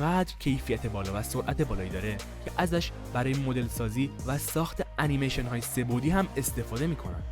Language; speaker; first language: Persian; native; Persian